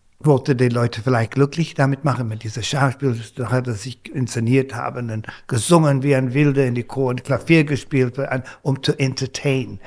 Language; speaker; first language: German; non-native, fluent; English